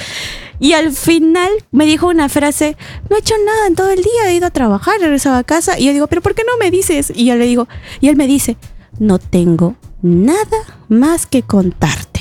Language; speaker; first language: Spanish; native; Spanish